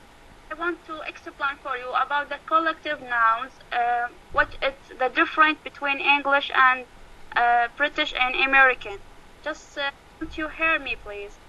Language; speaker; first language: English; non-native, learner; Arabic